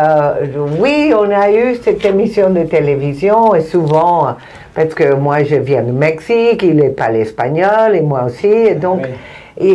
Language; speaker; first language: French; non-native, fluent; Spanish